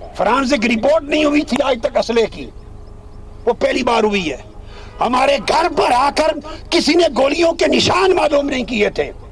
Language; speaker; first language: Urdu; non-native, local second language; Punjabi